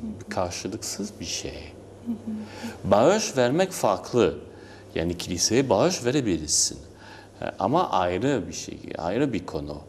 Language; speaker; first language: Turkish; non-native, learner; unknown